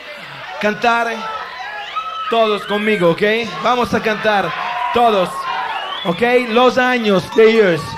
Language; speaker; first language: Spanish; non-native, learner; Italian